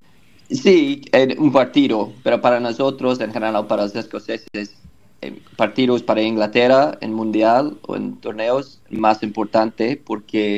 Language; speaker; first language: Spanish; non-native, learner; English